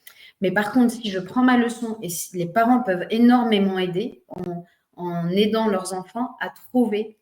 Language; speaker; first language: French; native; French